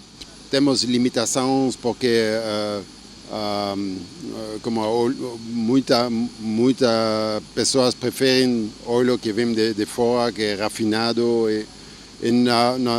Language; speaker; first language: Portuguese; non-native, fluent; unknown